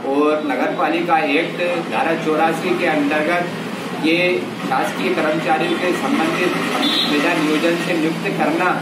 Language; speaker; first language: Hindi; native; Hindi